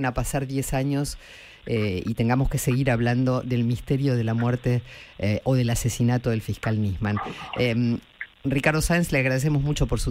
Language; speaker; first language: Spanish; native; Spanish